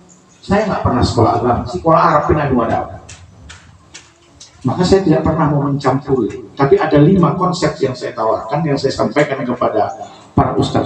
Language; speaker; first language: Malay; non-native, local second language; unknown